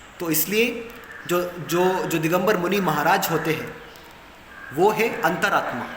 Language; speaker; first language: Hindi; non-native, local second language; Kannada